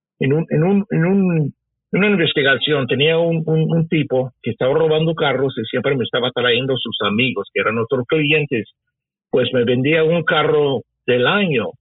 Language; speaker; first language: Spanish; early bilingual, heritage; Spanish